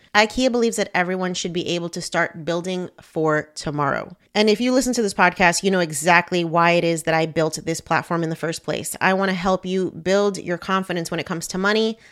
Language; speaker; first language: English; native; English